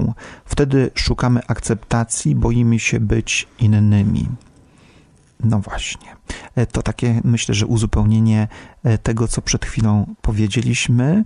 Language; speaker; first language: Polish; native; Polish